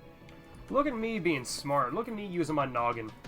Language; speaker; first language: English; native; English